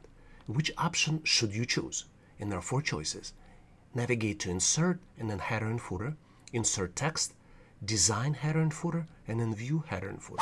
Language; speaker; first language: English; non-native, fluent; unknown